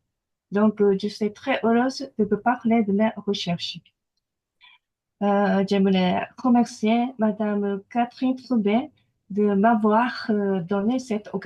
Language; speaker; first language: French; non-native, fluent; Japanese